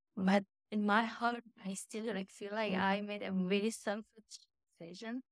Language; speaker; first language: English; non-native, fluent; Persian